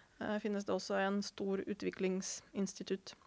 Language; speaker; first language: Norwegian; non-native, fluent; Ukrainian